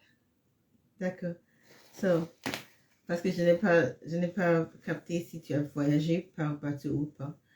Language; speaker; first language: French; non-native, fluent; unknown